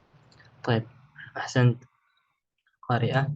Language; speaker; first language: Arabic; non-native, fluent; Indonesian